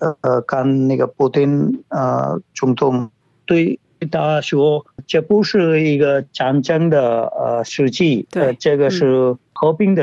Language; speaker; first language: Chinese; non-native, fluent; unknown